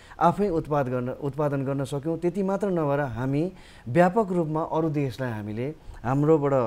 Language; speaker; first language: Nepali; native; Nepali